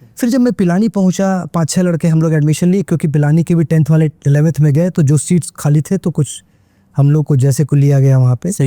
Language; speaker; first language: Hindi; native; Hindi